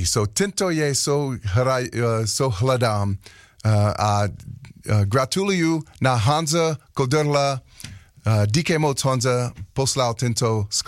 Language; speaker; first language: Czech; non-native, learner; English